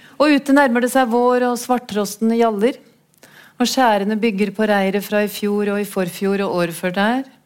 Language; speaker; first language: Norwegian; native; Norwegian